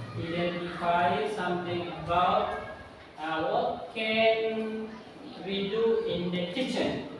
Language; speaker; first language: English; non-native, learner; Indonesian